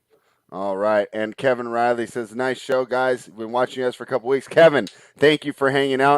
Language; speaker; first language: English; native; English